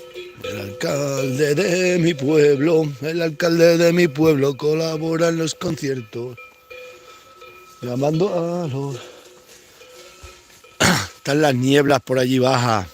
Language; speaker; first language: Spanish; native; Spanish